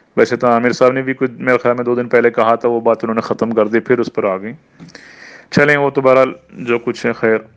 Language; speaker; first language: Urdu; non-native, fluent; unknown